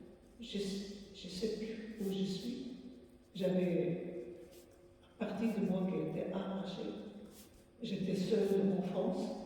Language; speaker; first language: French; non-native, fluent; Arabic